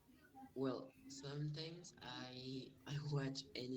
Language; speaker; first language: English; non-native, learner; Spanish